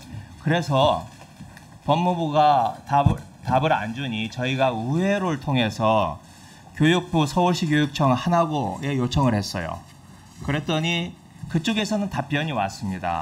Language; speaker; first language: Korean; native; Korean